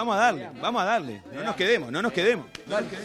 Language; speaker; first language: Spanish; native; Spanish